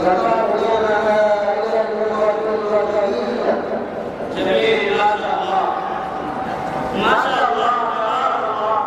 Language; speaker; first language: Arabic; non-native, fluent; Urdu